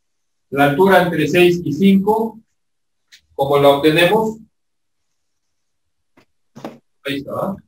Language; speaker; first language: Spanish; native; Spanish